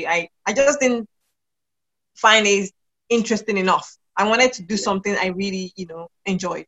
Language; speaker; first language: English; non-native, local second language; Yoruba